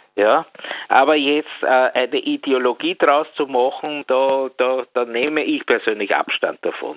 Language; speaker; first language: German; native; German